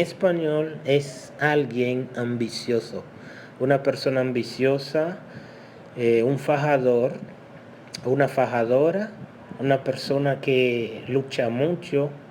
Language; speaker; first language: Spanish; non-native, local second language; Haitian Creole